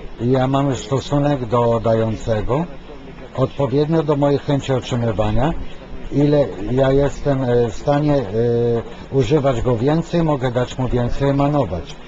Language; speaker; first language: Polish; non-native, fluent; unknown